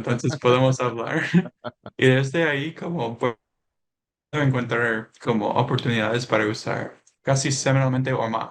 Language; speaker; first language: Spanish; non-native, learner; English